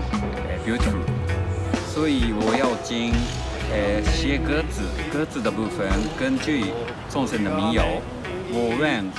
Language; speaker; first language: Chinese; non-native, learner; Japanese